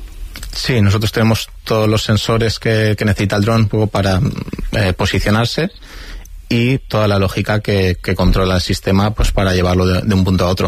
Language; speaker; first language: Spanish; native; Spanish